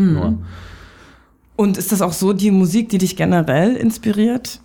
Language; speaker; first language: German; native; German